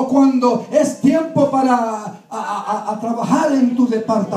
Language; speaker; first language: Spanish; early bilingual, heritage; Spanish